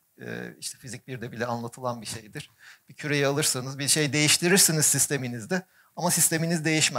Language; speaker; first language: Turkish; native; Turkish